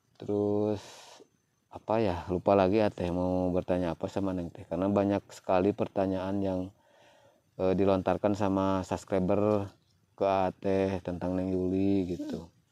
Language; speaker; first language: Indonesian; non-native, local second language; Sundanese